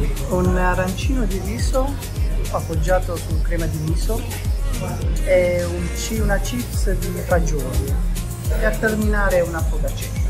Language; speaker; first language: Italian; native; Italian